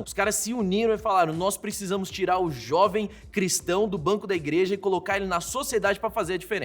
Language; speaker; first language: Portuguese; native; Portuguese